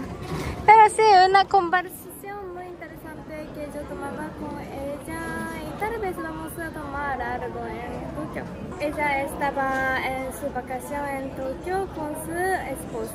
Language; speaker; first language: Spanish; non-native, learner; Japanese